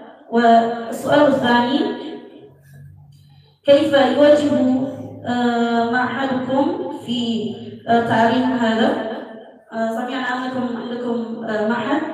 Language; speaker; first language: Arabic; non-native, fluent; Indonesian